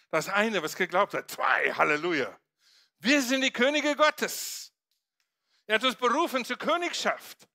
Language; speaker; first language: German; non-native, fluent; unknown